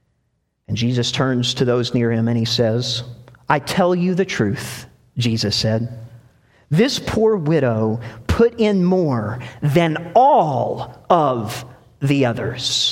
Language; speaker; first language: English; native; English